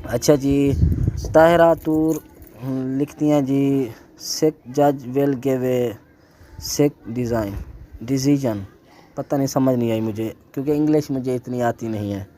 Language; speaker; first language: Urdu; non-native, local second language; Saraiki